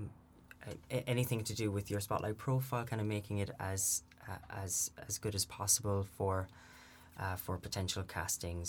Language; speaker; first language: English; native; English